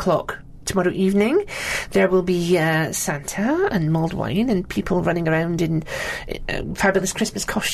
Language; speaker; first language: English; native; English